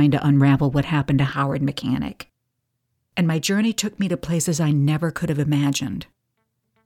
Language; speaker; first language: English; native; English